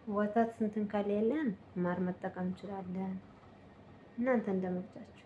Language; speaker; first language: Amharic; native; Amharic